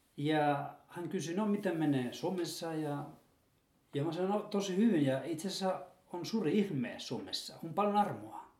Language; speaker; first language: Finnish; non-native, fluent; Spanish